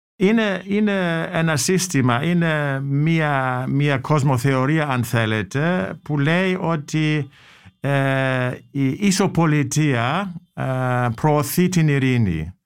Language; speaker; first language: Greek; non-native, fluent; German